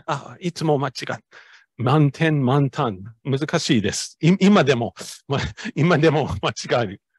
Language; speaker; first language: Japanese; non-native, learner; English